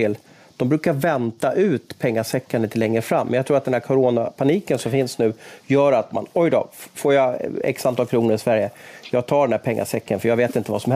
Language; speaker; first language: Swedish; native; Swedish